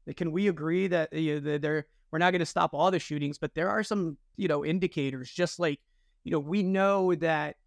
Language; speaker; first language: English; native; English